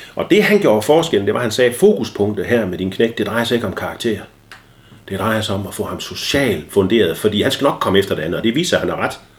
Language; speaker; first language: Danish; native; Danish